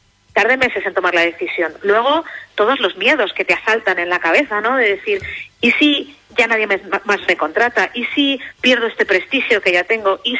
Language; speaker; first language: Spanish; native; Spanish